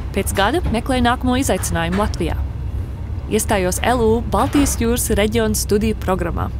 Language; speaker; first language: Latvian; early bilingual, heritage; Latvian